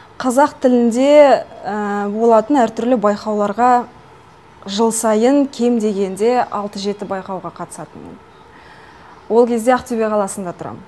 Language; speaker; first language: Kazakh; non-native, local second language; Russian